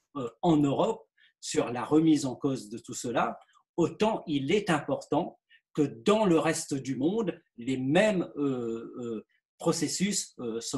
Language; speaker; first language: French; native; French